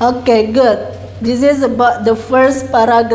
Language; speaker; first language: English; non-native, learner; Indonesian